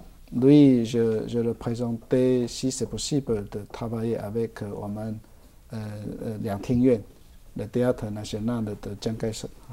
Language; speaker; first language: French; non-native, fluent; Chinese